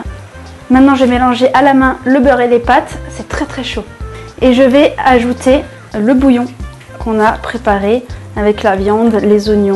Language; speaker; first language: French; native; French